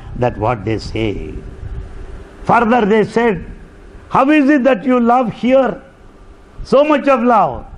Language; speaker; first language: English; non-native, local second language; Telugu